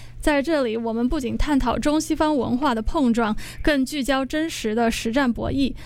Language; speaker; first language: Chinese; native; Chinese